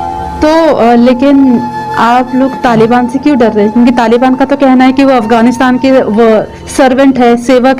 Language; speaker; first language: Hindi; native; Hindi